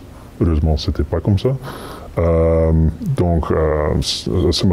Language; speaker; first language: French; non-native, fluent; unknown